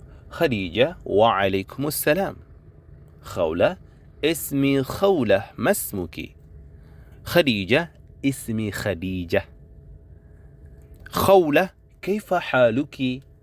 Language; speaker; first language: Arabic; non-native, fluent; Indonesian